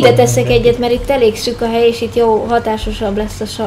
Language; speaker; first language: Hungarian; native; Hungarian